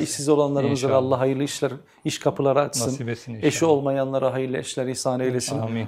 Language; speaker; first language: Turkish; native; Turkish